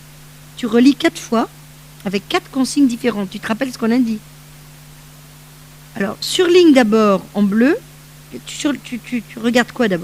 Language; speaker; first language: French; native; French